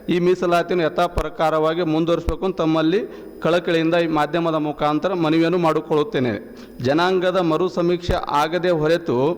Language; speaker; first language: Kannada; non-native, local second language; Lambadi